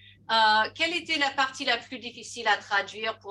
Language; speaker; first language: French; non-native, fluent; English